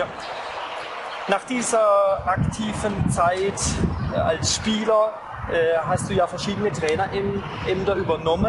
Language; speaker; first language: German; native; German